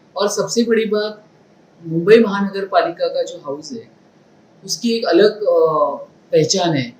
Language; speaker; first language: Hindi; non-native, local second language; Marathi